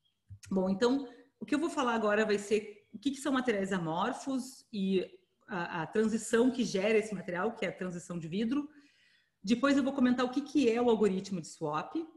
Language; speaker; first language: Portuguese; native; Portuguese